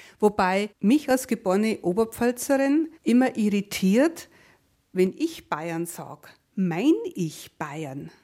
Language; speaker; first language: German; native; German